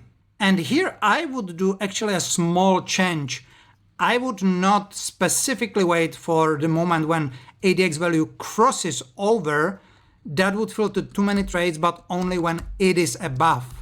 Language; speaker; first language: English; non-native, fluent; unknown